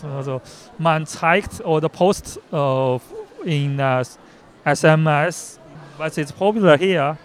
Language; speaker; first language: German; non-native, learner; Chinese